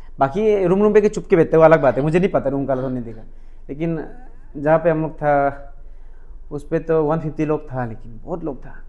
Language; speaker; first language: Hindi; non-native, local second language; Mising